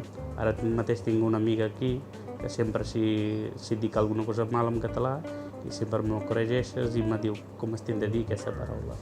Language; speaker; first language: Catalan; non-native, learner; Punjabi